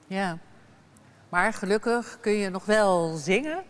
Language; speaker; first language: Dutch; native; Dutch